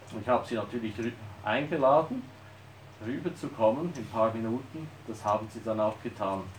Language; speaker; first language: German; native; German